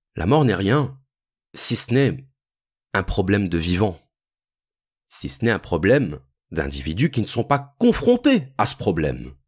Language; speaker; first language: French; native; French